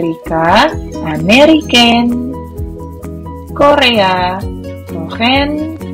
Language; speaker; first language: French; non-native, fluent; Indonesian